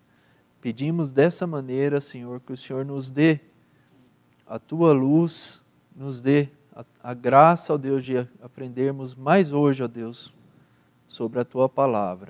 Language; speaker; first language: Portuguese; native; Portuguese